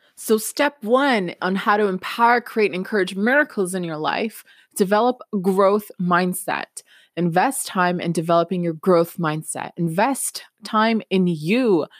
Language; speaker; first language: English; non-native, fluent; Spanish